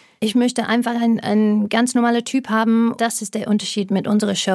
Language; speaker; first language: German; non-native, fluent; English